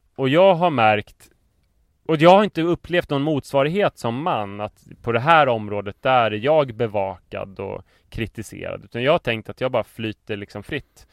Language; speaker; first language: Swedish; native; Swedish